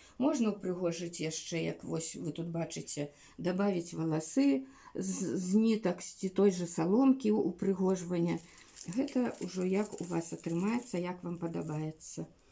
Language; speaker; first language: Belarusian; native; Belarusian